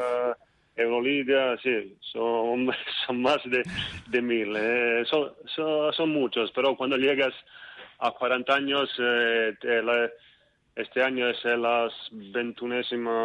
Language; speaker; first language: Spanish; non-native, fluent; Italian